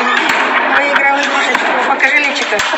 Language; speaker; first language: Russian; native; Russian